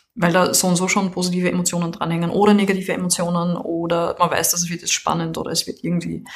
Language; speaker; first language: German; native; German